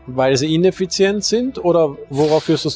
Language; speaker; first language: German; native; German